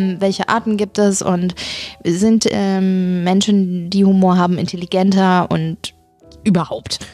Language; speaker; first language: German; native; German